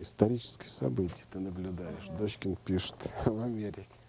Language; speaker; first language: Russian; native; Russian